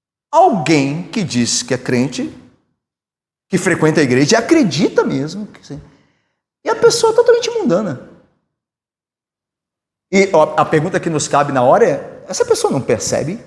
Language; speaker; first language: Portuguese; native; Portuguese